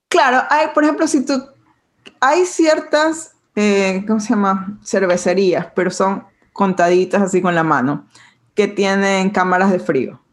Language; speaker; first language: Spanish; native; Spanish